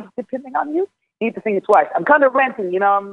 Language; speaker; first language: English; non-native, fluent; Arabic